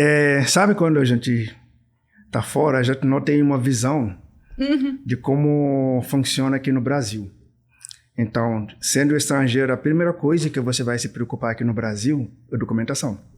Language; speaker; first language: Portuguese; non-native, fluent; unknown